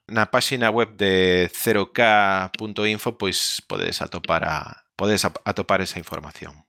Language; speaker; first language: Galician; non-native, local second language; Spanish